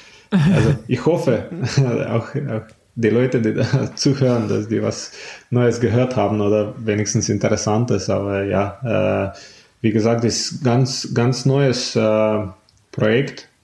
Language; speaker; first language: German; non-native, fluent; Slovenian